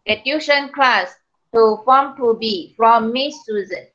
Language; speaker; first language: English; non-native, local second language; Malay